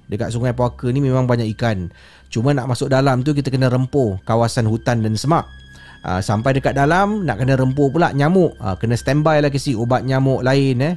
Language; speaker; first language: Malay; native; Malay